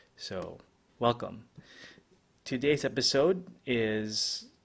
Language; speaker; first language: English; non-native, local second language; Filipino